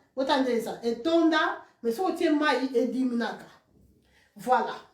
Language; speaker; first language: French; non-native, local second language; Lingala